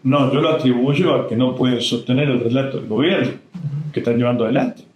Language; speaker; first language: Spanish; native; Spanish